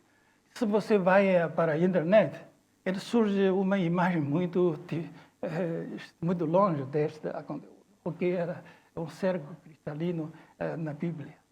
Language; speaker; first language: Portuguese; non-native, fluent; Chinese